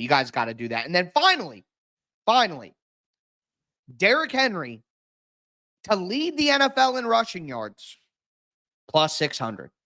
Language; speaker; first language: English; native; English